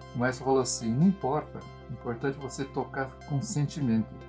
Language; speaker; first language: Portuguese; non-native, local second language; Japanese